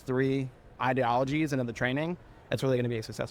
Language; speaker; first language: English; native; English